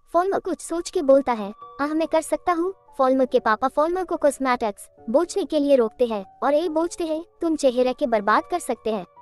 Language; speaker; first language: Hindi; non-native, local second language; Bangla